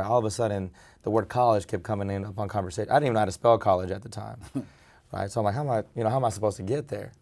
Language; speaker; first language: English; early bilingual, other home language; Spanish